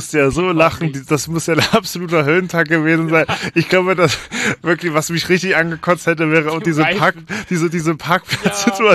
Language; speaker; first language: German; native; German